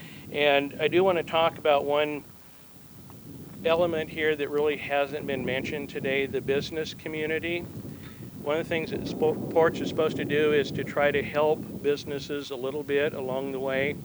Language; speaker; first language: English; native; English